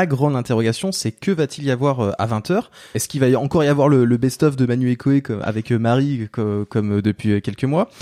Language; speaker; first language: French; native; French